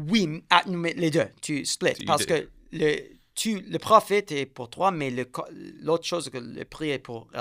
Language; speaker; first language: French; non-native, learner; English